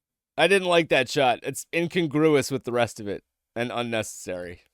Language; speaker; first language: English; native; English